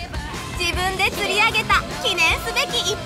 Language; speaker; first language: Japanese; native; Japanese